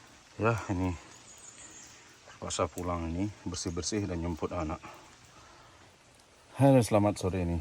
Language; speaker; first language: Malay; non-native, local second language; Balinese